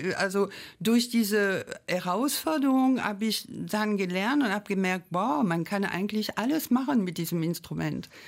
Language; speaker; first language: German; non-native, fluent; French